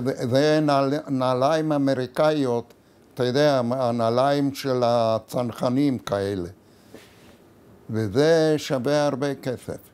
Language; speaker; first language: Hebrew; non-native, fluent; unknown